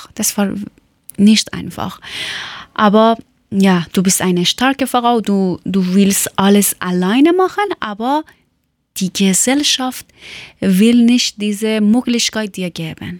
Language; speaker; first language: German; non-native, learner; Persian